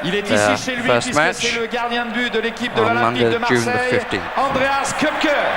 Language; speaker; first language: French; native; French